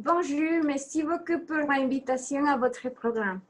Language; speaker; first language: French; non-native, learner; Spanish